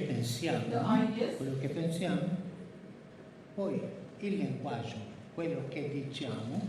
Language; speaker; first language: Italian; non-native, fluent; Spanish